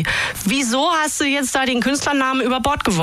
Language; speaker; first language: German; native; German